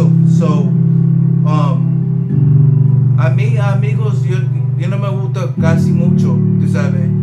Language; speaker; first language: Spanish; non-native, learner; English